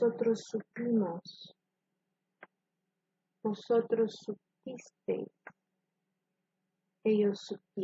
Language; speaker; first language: Spanish; non-native, fluent; English